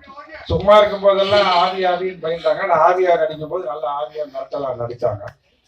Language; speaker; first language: Tamil; native; Tamil